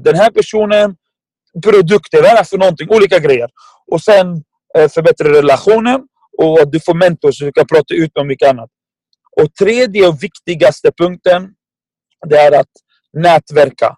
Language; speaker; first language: Swedish; non-native, fluent; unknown